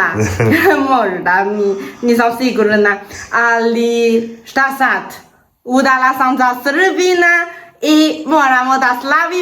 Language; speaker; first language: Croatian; non-native, learner; Chinese